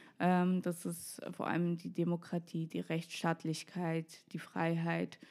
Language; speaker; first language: German; non-native, fluent; Russian